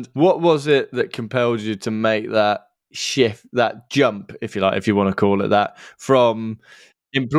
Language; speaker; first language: English; native; English